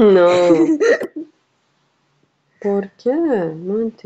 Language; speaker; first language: Spanish; non-native, learner; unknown